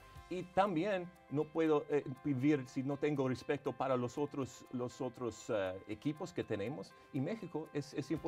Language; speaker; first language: Spanish; non-native, fluent; English